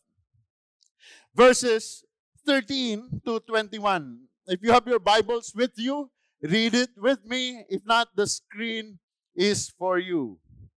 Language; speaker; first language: English; non-native, local second language; Filipino